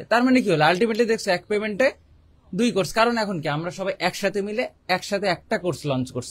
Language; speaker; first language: Bangla; native; Bangla